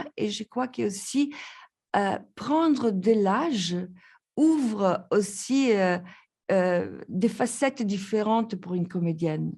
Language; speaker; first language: French; non-native, fluent; Italian